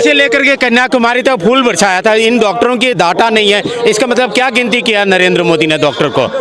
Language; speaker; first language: Hindi; non-native, local second language; Assamese